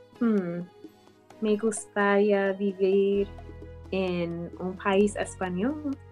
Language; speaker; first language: Spanish; early bilingual, heritage; English